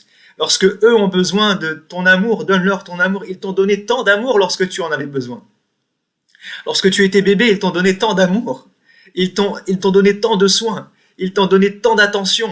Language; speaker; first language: French; native; French